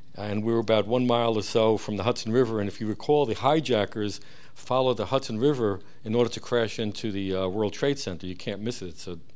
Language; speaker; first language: English; early bilingual, other home language; Hebrew